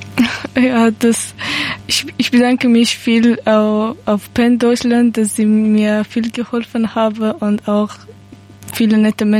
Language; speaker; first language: German; non-native, learner; Persian